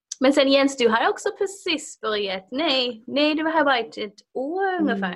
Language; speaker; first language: Swedish; non-native, fluent; English